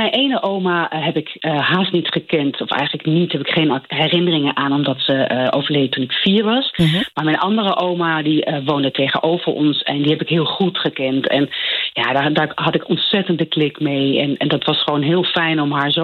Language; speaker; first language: Dutch; non-native, local second language; Low German